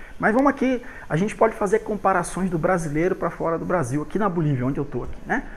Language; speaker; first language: Portuguese; native; Portuguese